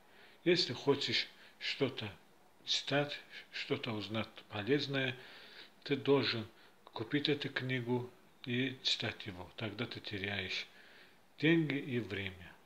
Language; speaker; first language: Russian; non-native, fluent; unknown